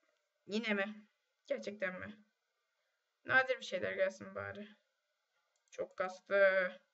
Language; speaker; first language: Turkish; native; Turkish